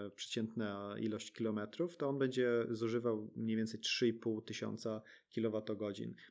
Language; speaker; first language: Polish; early bilingual, heritage; Polish